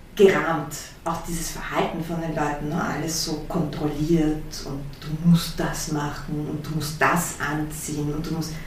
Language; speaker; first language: German; early bilingual, heritage; German